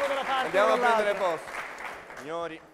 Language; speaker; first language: Italian; native; Italian